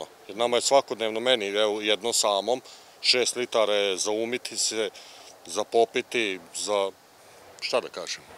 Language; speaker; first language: Serbian; native; Serbian